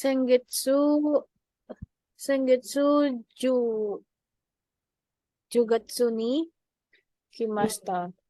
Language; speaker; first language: Japanese; non-native, learner; Indonesian